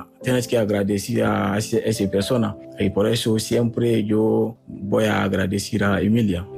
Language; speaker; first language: Spanish; non-native, learner; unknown